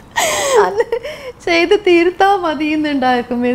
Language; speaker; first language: Malayalam; non-native, fluent; Tamil